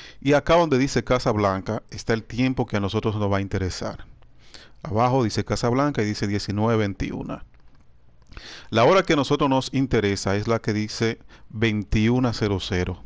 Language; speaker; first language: Spanish; native; Spanish